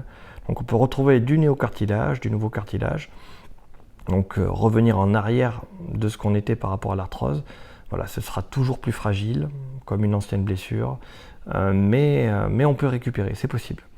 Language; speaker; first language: French; native; French